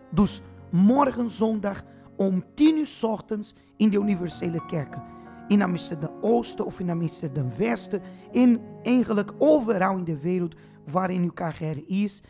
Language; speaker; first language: Dutch; non-native, fluent; Portuguese